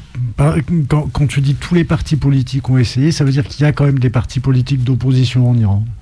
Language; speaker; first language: French; native; French